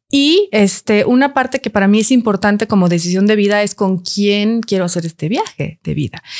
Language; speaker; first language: Spanish; native; Spanish